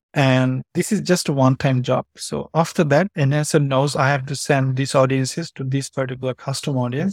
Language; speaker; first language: English; non-native, fluent; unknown